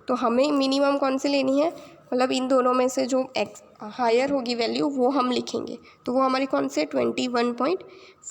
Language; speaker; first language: Hindi; native; Hindi